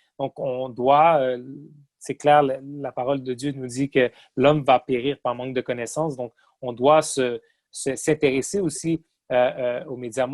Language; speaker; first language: French; native; French